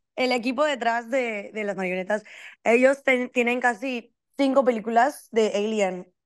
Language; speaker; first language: Spanish; early bilingual, heritage; Spanish